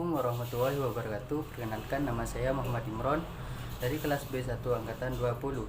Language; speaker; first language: Indonesian; native; Indonesian